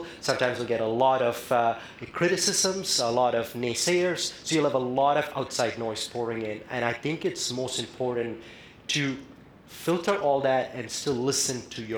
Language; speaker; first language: English; non-native, local second language; Tamil